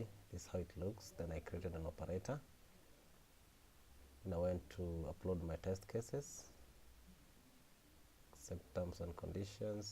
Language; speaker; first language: English; non-native, local second language; Swahili